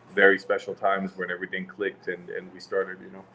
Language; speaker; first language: English; non-native, fluent; French